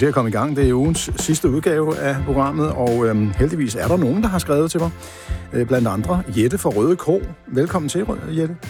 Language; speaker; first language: Danish; native; Danish